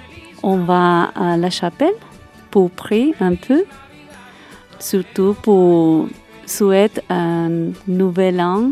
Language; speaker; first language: French; non-native, learner; Spanish